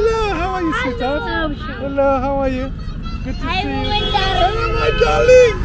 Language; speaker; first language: English; non-native, fluent; French